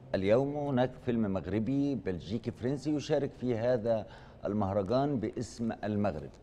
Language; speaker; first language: Arabic; native; Arabic